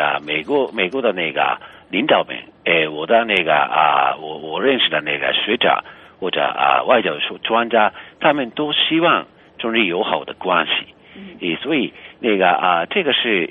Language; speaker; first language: Chinese; non-native, fluent; Japanese